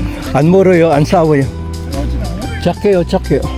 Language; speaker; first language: Korean; non-native, learner; Filipino